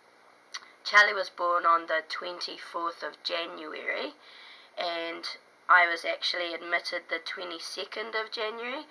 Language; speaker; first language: English; native; English